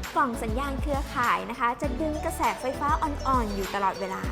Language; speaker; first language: Thai; native; Thai